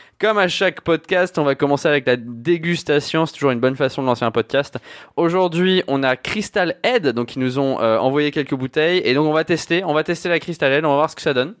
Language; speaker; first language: French; native; French